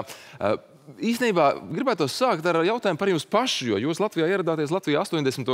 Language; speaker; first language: Latvian; native; Latvian